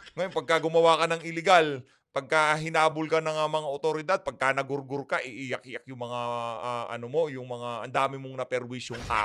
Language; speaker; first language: Filipino; native; Filipino